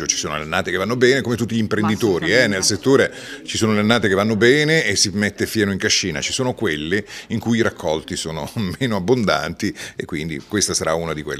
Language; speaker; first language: Italian; native; Italian